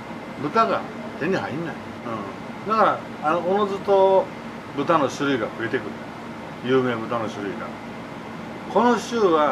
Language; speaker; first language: Japanese; native; Japanese